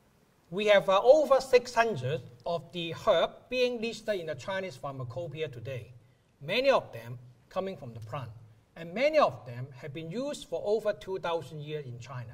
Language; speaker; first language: English; non-native, local second language; Cantonese